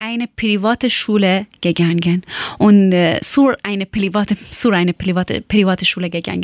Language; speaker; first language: German; non-native, learner; Persian